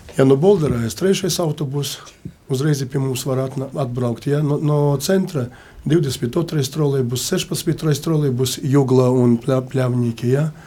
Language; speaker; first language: Latvian; non-native, local second language; Russian